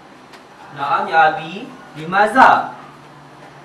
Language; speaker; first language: Arabic; non-native, learner; Malay